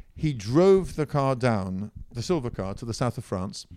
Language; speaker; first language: English; non-native, fluent; Italian